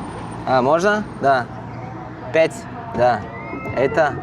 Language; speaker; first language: Russian; non-native, learner; Lithuanian